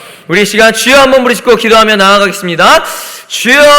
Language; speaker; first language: Korean; native; Korean